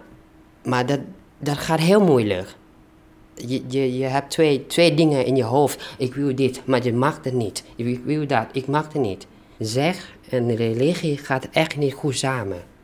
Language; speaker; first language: Dutch; non-native, learner; Thai